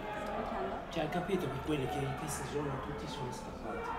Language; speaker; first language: Italian; non-native, learner; Arabic